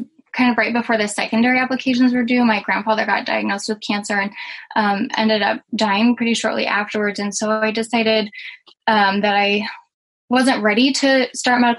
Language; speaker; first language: English; native; English